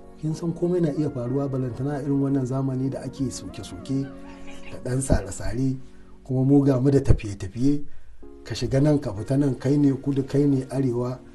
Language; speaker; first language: Hausa; native; Hausa